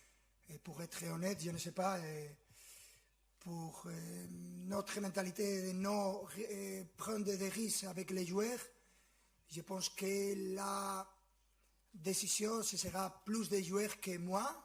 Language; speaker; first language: French; non-native, fluent; Spanish